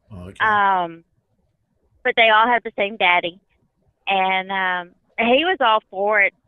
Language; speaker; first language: English; native; English